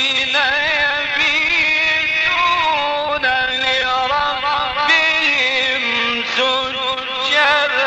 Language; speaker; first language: Arabic; native; Arabic